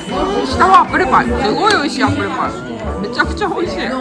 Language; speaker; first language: Japanese; native; Japanese